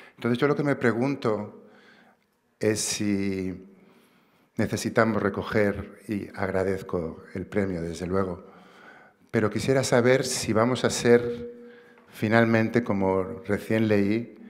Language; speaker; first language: Spanish; native; Spanish